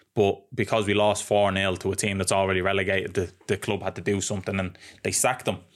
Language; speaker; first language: English; native; English